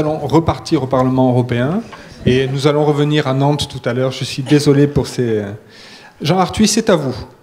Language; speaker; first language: French; native; French